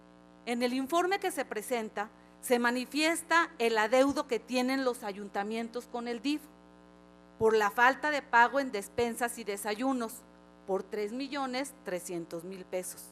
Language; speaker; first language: Spanish; native; Spanish